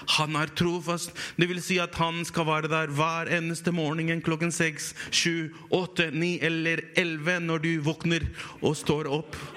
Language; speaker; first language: Norwegian; non-native, fluent; Spanish